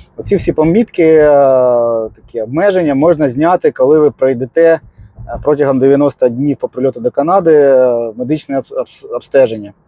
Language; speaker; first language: Ukrainian; non-native, local second language; Russian